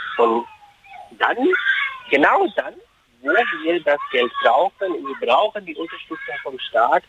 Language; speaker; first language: German; non-native, fluent; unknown